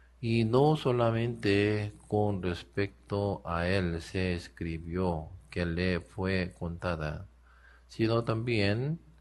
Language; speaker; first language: Spanish; non-native, learner; Korean